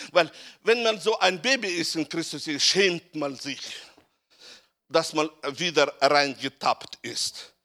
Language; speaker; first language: German; non-native, fluent; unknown